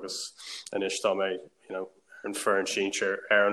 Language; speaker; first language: Irish; non-native, local second language; English